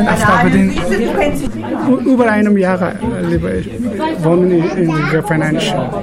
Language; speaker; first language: German; non-native, learner; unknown